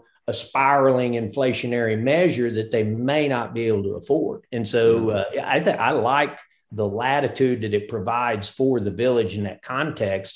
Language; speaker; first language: English; native; English